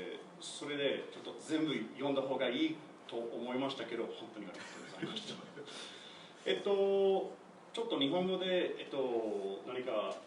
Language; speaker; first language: Japanese; non-native, learner; English